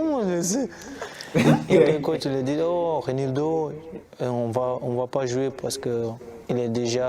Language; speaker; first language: French; non-native, learner; Portuguese